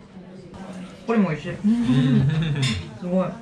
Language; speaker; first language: Japanese; non-native, learner; French